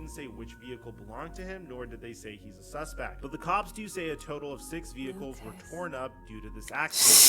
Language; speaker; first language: English; native; English